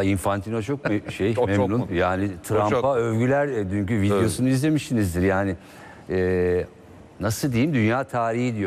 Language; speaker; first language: Turkish; native; Turkish